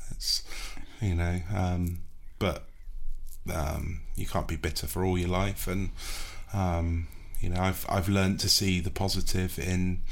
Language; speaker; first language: English; native; English